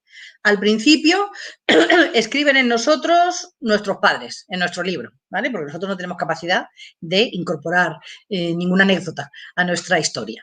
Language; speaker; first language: Spanish; native; Spanish